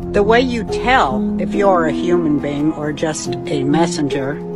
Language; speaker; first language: English; native; English